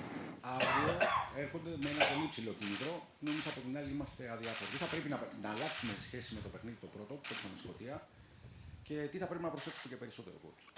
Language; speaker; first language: Greek; native; Greek